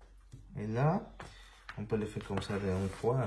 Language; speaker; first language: French; non-native, learner; Spanish